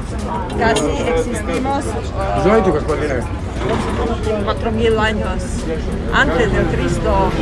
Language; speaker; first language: Spanish; non-native, fluent; Serbian